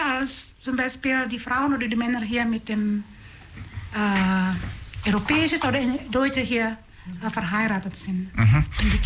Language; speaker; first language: German; non-native, fluent; Indonesian